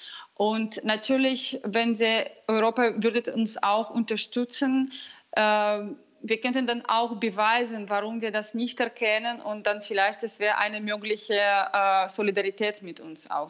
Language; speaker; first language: German; non-native, fluent; Russian